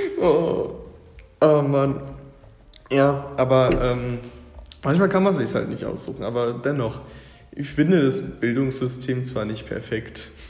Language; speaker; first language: German; native; German